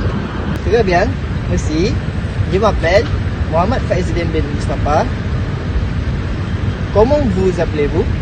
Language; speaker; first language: French; non-native, learner; Malay